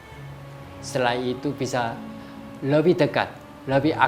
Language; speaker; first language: Indonesian; non-native, fluent; Korean